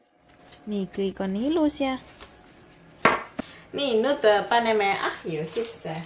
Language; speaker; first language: Estonian; non-native, learner; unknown